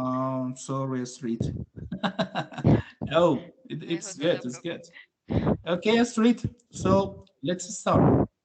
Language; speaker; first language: English; non-native, fluent; Spanish